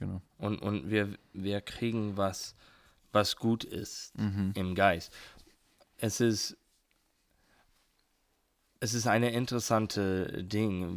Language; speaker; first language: German; non-native, learner; English